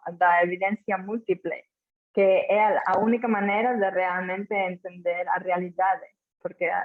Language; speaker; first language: Portuguese; non-native, fluent; Catalan